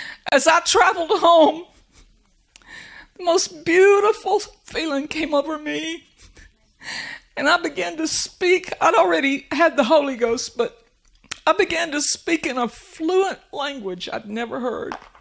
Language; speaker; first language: English; native; English